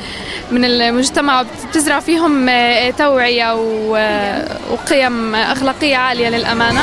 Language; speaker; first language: Arabic; native; Arabic